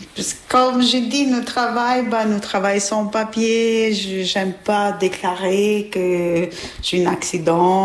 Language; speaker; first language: French; non-native, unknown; Albanian